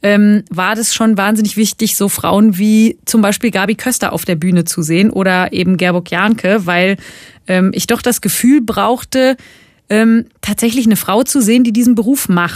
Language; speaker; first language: German; native; German